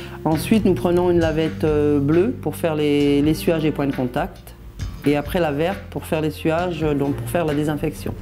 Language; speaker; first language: French; native; French